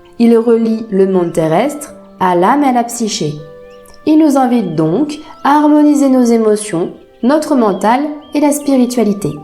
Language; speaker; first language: French; native; French